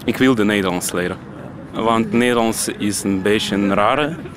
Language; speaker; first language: Dutch; non-native, learner; Russian